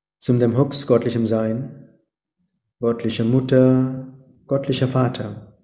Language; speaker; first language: German; non-native, fluent; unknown